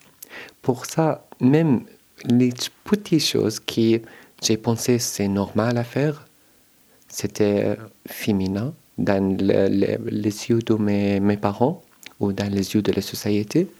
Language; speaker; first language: French; non-native, learner; Arabic